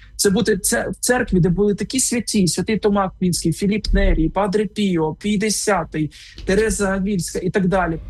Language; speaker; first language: Ukrainian; native; Ukrainian